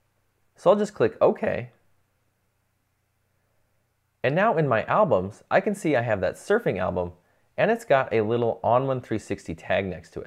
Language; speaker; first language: English; native; English